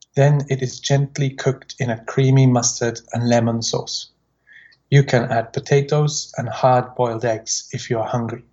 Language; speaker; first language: English; native; English